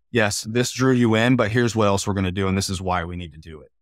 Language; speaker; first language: English; native; English